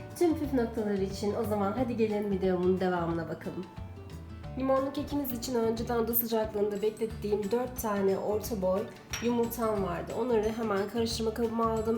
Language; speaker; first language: Turkish; native; Turkish